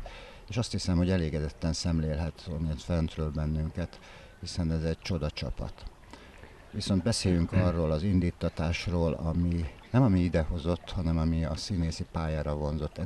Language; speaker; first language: Hungarian; native; Hungarian